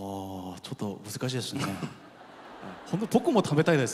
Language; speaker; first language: Japanese; non-native, fluent; Korean